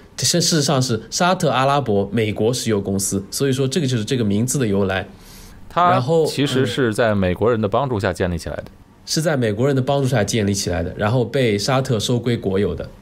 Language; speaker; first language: Chinese; native; Chinese